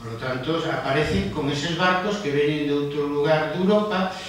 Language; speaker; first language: Spanish; non-native, local second language; Galician